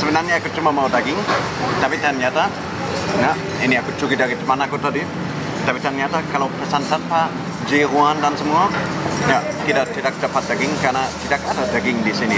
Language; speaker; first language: Indonesian; non-native, fluent; German